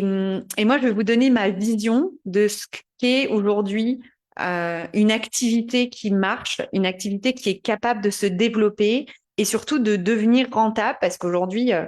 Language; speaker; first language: French; native; French